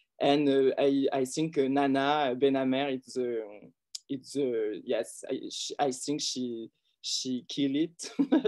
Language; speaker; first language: English; non-native, learner; French